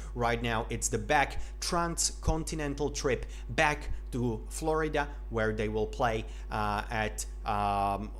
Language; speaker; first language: English; non-native, fluent; Slovak